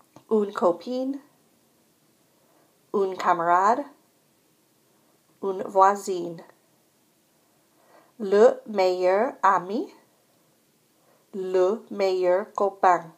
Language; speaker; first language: French; non-native, fluent; English